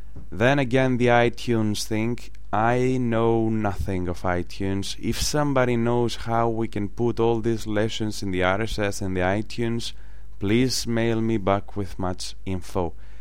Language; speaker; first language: English; non-native, fluent; Greek